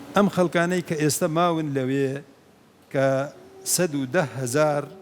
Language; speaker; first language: Central Kurdish; non-native, local second language; Kurdish